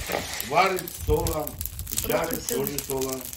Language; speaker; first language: Russian; non-native, learner; Uzbek